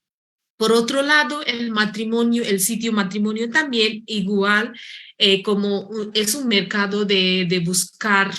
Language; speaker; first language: Spanish; non-native, fluent; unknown